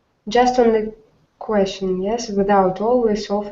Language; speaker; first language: English; non-native, learner; Russian